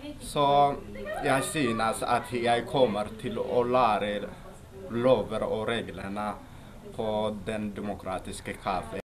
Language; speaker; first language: Norwegian; non-native, learner; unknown